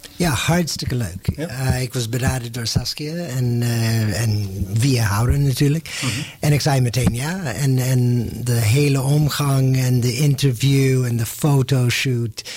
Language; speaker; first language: Dutch; non-native, fluent; English